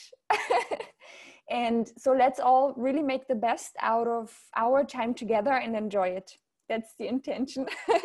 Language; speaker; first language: English; non-native, fluent; German